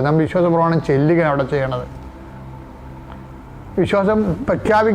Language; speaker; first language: Malayalam; native; Malayalam